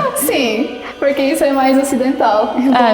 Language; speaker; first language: Portuguese; non-native, fluent; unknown